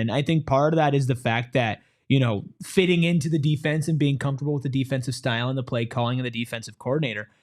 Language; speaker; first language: English; native; English